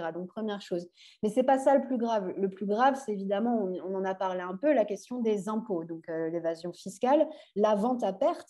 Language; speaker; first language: French; native; French